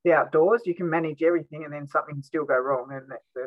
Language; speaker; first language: English; native; English